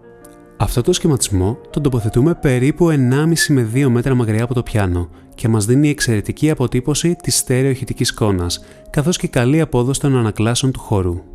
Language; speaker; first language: Greek; native; Greek